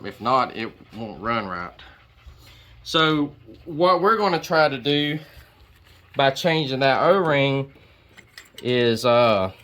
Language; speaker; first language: English; native; English